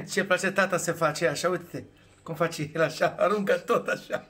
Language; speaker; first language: Romanian; non-native, fluent; Hebrew